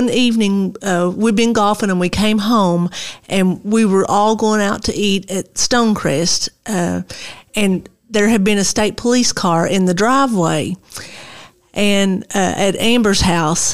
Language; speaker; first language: English; native; English